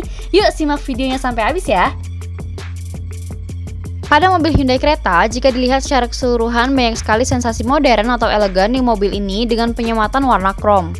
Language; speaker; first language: Indonesian; native; Indonesian